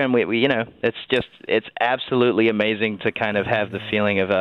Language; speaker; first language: English; native; English